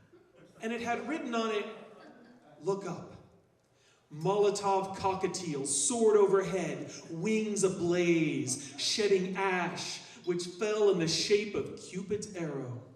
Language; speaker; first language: English; native; English